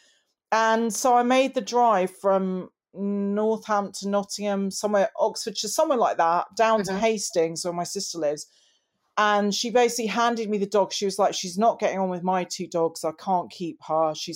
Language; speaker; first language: English; native; English